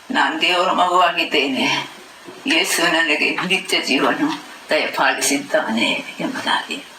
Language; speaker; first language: Kannada; non-native, fluent; German